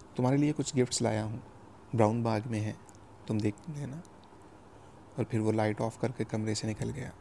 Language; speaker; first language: Urdu; native; Urdu